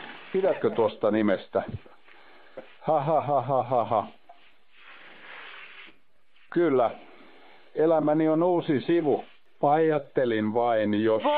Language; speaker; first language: Finnish; non-native, learner; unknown